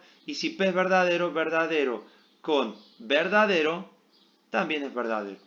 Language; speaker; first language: Spanish; native; Spanish